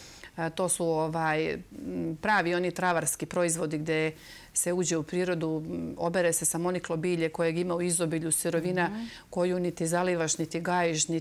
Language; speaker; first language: Serbian; native; Serbian